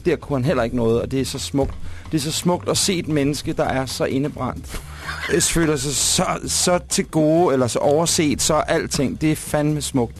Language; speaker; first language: Danish; native; Danish